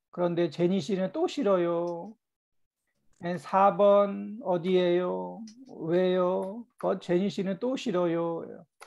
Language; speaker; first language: Korean; native; Korean